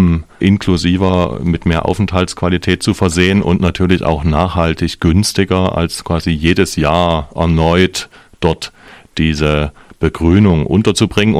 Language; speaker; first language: German; native; German